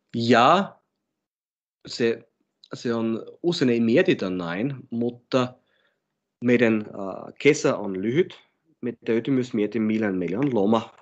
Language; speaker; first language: Finnish; non-native, fluent; German